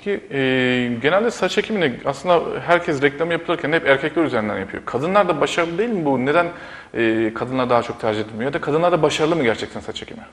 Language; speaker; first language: Turkish; native; Turkish